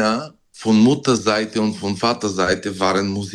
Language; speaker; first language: German; non-native, learner; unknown